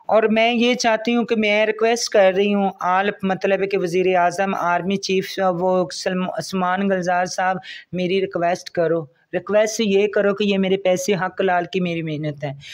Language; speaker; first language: Urdu; non-native, local second language; Punjabi